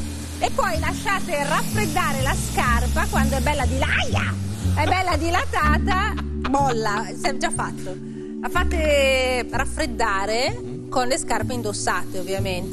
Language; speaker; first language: Italian; native; Italian